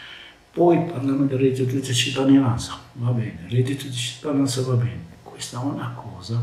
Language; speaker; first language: Italian; non-native, learner; Arabic